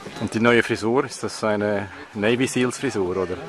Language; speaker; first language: German; native; German